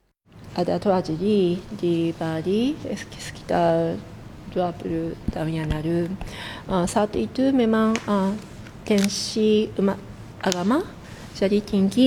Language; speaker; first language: Indonesian; non-native, fluent; Japanese